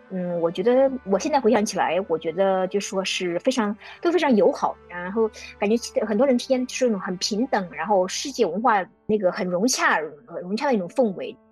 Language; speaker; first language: Chinese; native; Chinese